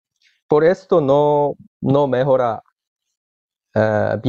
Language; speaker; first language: Spanish; non-native, learner; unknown